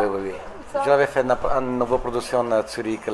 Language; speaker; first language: French; non-native, fluent; Italian